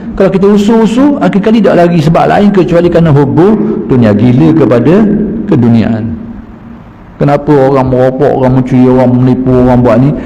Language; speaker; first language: Malay; native; Malay